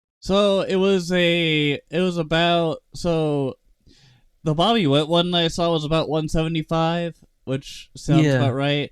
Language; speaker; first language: English; native; English